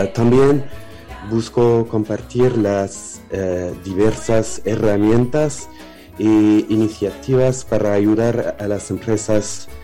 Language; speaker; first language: Spanish; non-native, learner; French